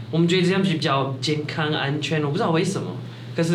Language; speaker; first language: Chinese; non-native, fluent; French